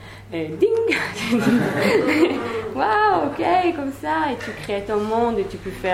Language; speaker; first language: French; non-native, learner; Hebrew